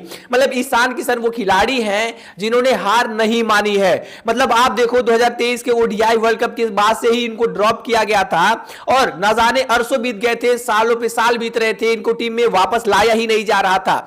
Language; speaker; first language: Hindi; native; Hindi